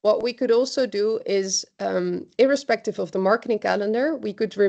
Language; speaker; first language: English; non-native, fluent; Dutch